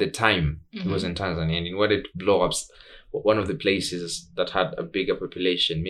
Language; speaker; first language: English; non-native, local second language; Swahili